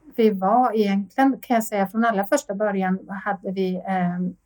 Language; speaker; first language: Swedish; native; Swedish